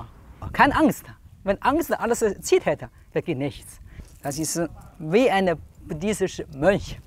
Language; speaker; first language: German; non-native, learner; Chinese